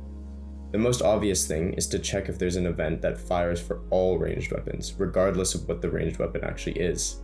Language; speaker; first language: English; native; English